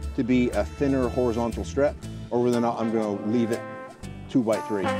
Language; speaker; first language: English; native; English